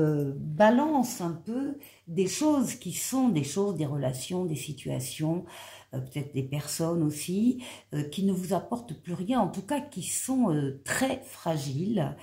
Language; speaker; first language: French; native; French